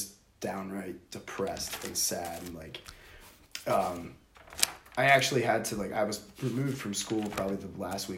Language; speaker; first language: English; native; English